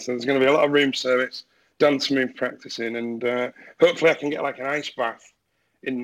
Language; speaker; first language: English; native; English